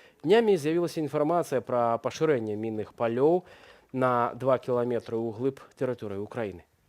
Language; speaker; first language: Belarusian; native; Belarusian